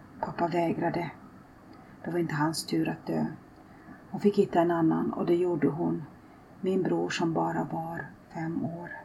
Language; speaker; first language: Swedish; early bilingual, other home language; Finnish